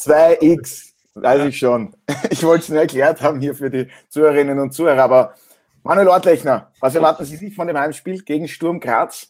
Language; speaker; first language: German; native; German